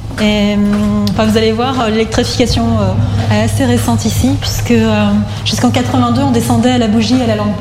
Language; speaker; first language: French; native; French